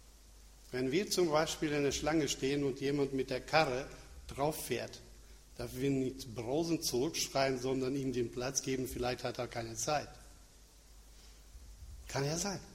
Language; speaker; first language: German; non-native, fluent; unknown